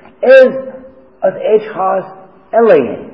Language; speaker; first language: Hungarian; non-native, fluent; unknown